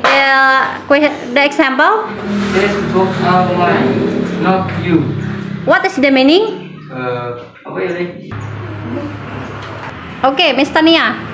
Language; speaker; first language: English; non-native, learner; Indonesian